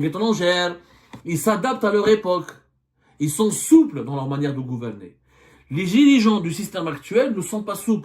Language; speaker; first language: French; non-native, local second language; Arabic